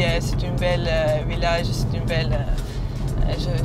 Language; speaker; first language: French; non-native, learner; Serbian